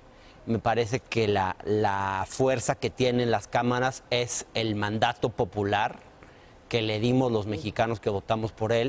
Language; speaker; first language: Spanish; native; Spanish